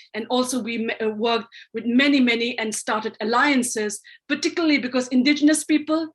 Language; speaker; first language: English; non-native, local second language; Manipuri